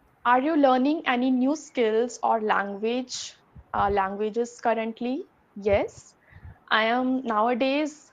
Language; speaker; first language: English; non-native, learner; Hindi